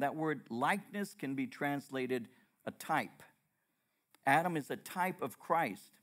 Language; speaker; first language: English; native; English